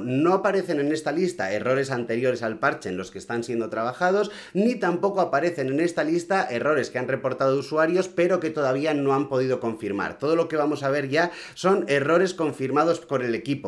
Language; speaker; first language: Spanish; native; Spanish